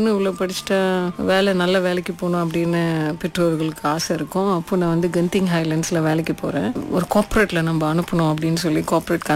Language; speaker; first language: Tamil; early bilingual, heritage; Tamil